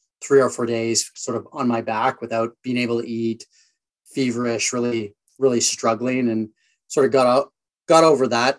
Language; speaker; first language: English; native; English